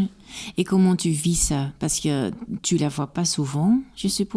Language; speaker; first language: French; non-native, local second language; Dutch